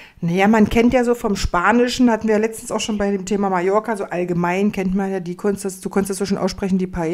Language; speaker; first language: German; native; German